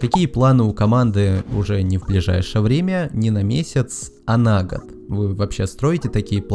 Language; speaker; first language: Russian; native; Russian